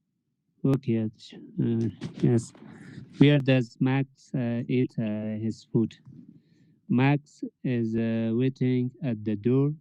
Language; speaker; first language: English; non-native, learner; Persian